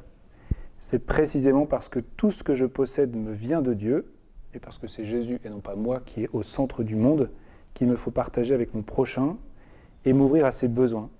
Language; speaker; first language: French; native; French